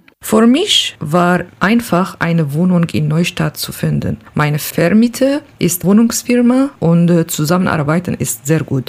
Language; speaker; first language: German; non-native, learner; Kurdish